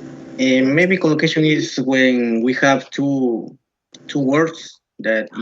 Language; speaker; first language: English; non-native, learner; Spanish